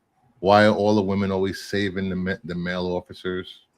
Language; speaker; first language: English; native; English